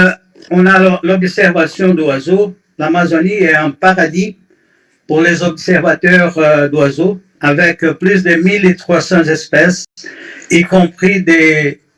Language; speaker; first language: French; non-native, fluent; Portuguese